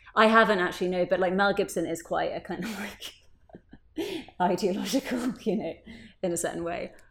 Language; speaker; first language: English; native; English